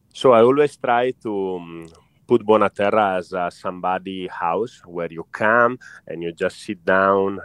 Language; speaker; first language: English; non-native, fluent; Italian